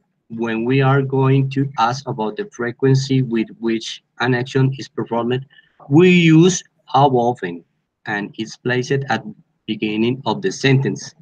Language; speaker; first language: English; non-native, learner; Spanish